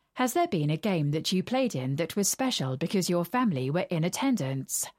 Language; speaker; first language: English; native; English